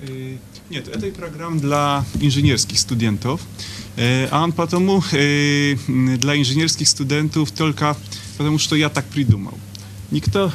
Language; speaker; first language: Russian; non-native, fluent; Polish